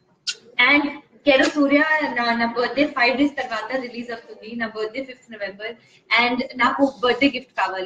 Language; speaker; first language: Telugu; non-native, learner; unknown